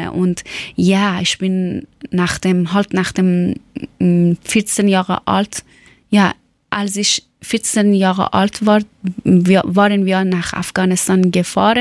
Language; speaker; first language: German; non-native, learner; Persian